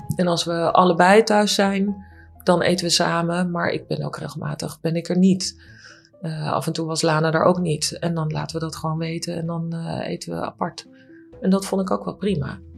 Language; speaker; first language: Dutch; native; Dutch